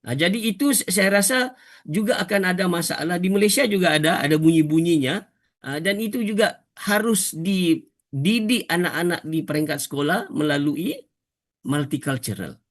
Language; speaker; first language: Malay; native; Malay